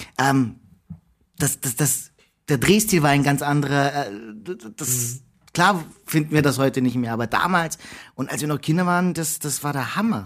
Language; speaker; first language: German; early bilingual, other home language; Romanian